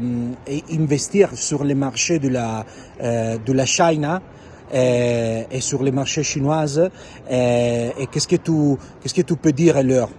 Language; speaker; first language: French; non-native, learner; Italian